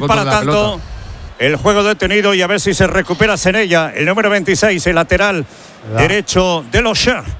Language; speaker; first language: Spanish; native; Spanish